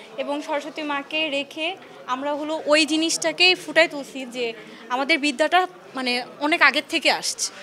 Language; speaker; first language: Bangla; native; Bangla